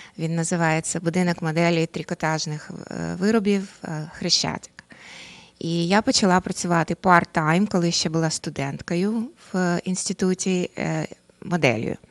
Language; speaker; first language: Ukrainian; non-native, local second language; Russian